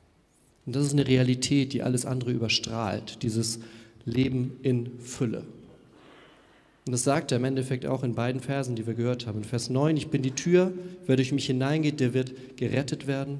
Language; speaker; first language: German; native; German